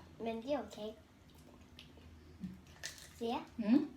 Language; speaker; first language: Swedish; early bilingual, other home language; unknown